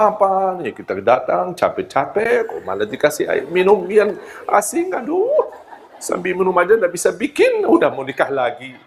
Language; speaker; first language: Malay; non-native, fluent; Arabic